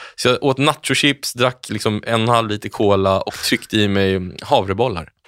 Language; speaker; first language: Swedish; native; Swedish